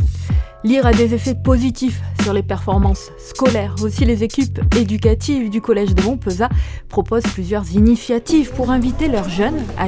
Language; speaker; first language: French; native; French